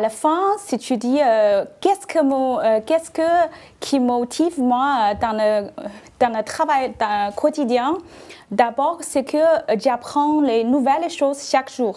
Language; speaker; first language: French; non-native, fluent; Chinese